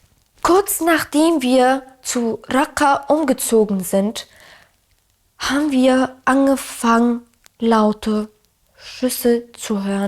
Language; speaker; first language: German; early bilingual, other home language; Arabic